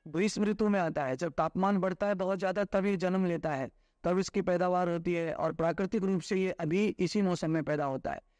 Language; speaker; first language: Hindi; native; Hindi